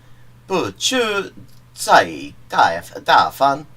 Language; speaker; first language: Chinese; non-native, learner; English